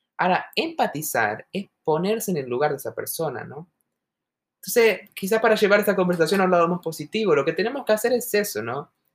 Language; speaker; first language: Spanish; native; Spanish